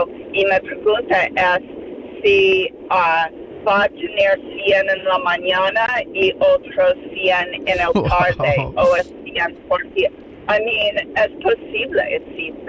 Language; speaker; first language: Spanish; non-native, learner; English